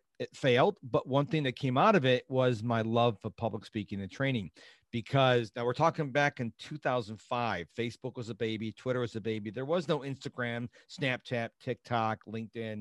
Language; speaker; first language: English; native; English